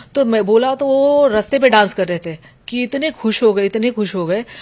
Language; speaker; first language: Hindi; native; Hindi